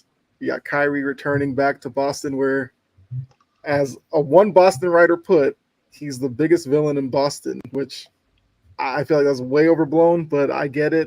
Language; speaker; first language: English; native; English